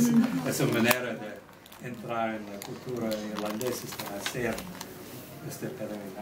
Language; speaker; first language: Spanish; non-native, learner; English